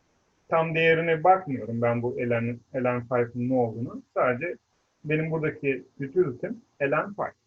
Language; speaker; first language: Turkish; native; Turkish